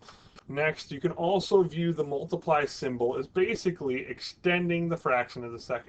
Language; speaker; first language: English; native; English